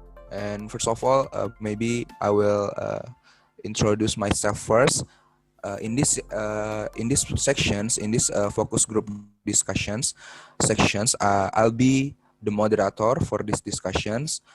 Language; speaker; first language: English; non-native, fluent; Indonesian